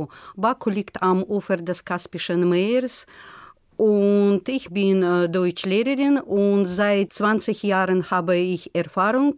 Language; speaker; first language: German; non-native, fluent; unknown